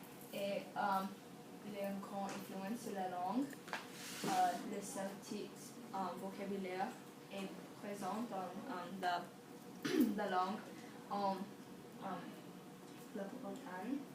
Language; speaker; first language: French; non-native, learner; English